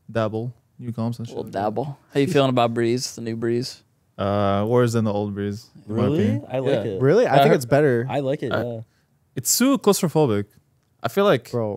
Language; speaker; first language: English; non-native, fluent; Arabic